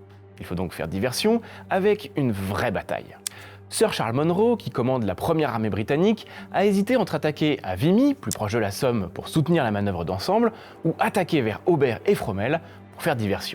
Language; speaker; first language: French; native; French